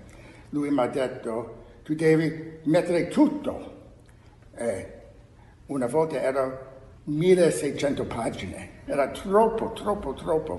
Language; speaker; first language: Italian; non-native, learner; English